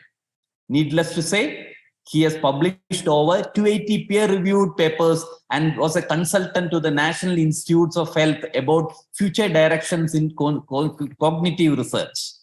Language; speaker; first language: English; non-native, local second language; Malayalam